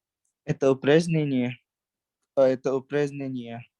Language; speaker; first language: Russian; non-native, learner; Indonesian